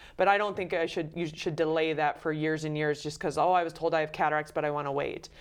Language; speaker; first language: English; native; English